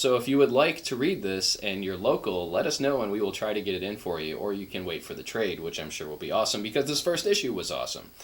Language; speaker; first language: English; native; English